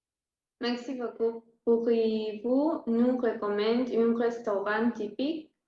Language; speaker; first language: French; non-native, learner; Spanish